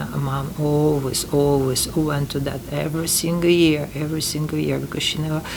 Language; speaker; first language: English; non-native, fluent; Uzbek